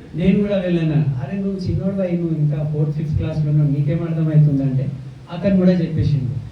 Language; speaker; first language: Telugu; non-native, local second language; Hindi